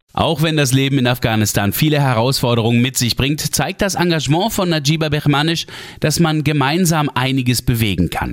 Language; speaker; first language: German; native; German